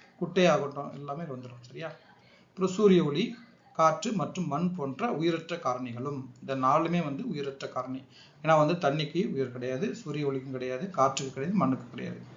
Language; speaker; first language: Tamil; native; Tamil